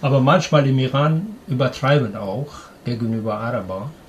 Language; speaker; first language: German; non-native, learner; Persian